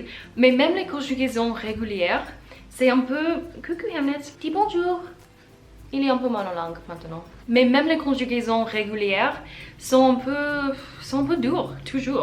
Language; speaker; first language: French; non-native, learner; English